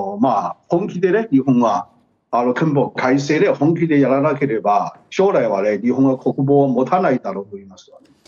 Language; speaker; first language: Japanese; non-native, fluent; Chinese